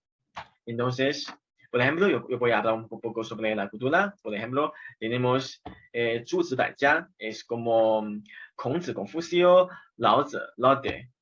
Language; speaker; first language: Spanish; non-native, fluent; Chinese